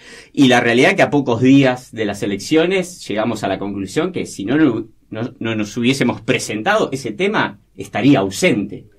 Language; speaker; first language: Spanish; native; Spanish